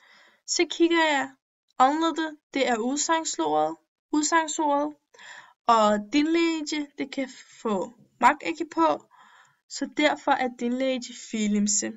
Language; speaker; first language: Danish; early bilingual, other home language; Turkish